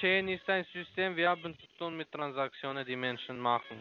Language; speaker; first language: German; non-native, learner; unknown